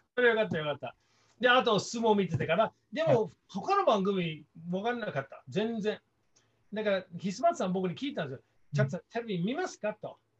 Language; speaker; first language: Japanese; non-native, fluent; English